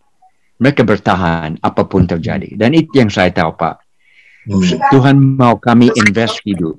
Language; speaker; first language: Indonesian; non-native, fluent; English